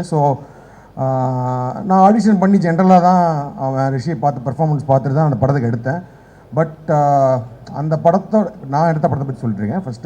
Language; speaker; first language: Tamil; native; Tamil